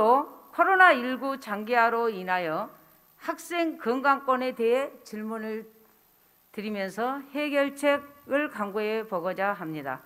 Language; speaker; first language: Korean; native; Korean